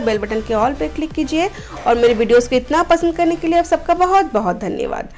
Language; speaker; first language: Hindi; non-native, local second language; Odia